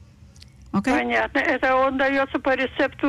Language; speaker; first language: Russian; native; Russian